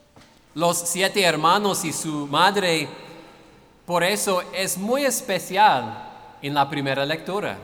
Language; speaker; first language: Spanish; non-native, fluent; English